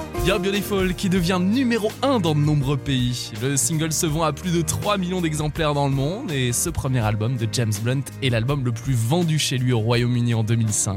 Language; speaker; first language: French; native; French